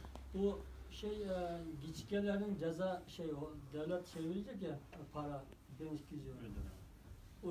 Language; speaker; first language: Turkish; non-native, learner; Uyghur